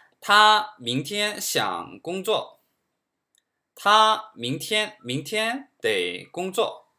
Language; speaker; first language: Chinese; non-native, fluent; Korean